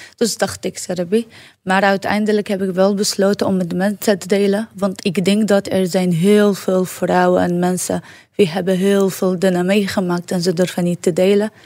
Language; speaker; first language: Dutch; non-native, learner; Arabic